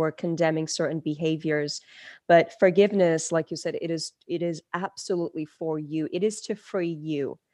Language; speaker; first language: English; early bilingual, other home language; Turkish